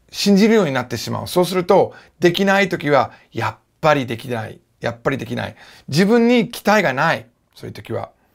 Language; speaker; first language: Japanese; non-native, fluent; English